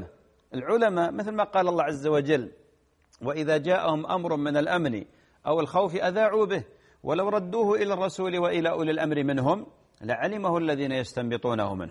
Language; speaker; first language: Arabic; native; Arabic